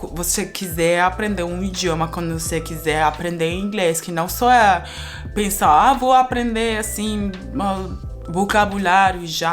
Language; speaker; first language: Portuguese; non-native, fluent; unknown